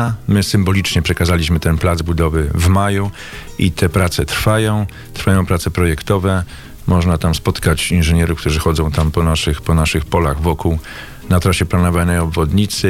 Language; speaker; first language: Polish; native; Polish